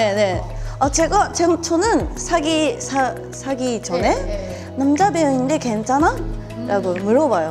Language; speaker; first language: Korean; non-native, learner; Japanese